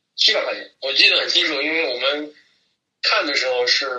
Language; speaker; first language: Chinese; native; Chinese